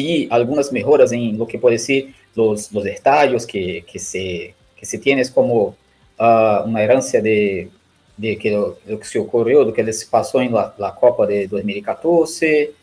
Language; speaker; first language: Spanish; non-native, learner; Portuguese